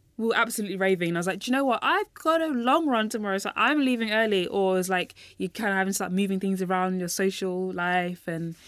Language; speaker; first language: English; native; English